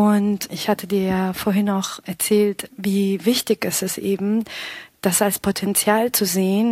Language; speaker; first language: German; early bilingual, other home language; Pashto